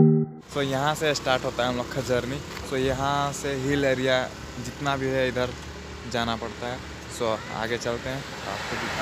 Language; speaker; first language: Hindi; non-native, local second language; Bangla